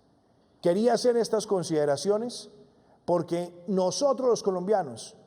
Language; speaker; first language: Spanish; native; Spanish